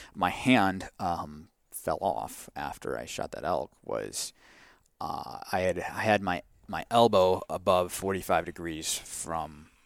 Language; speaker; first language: English; native; English